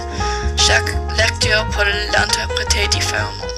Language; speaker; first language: French; non-native, learner; English